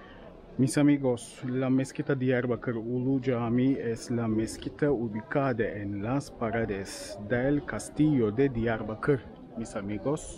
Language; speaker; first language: Spanish; non-native, learner; Turkish